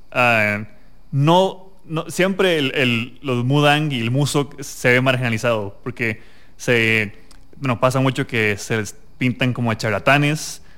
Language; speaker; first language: Spanish; native; Spanish